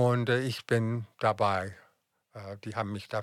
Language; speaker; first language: German; non-native, fluent; English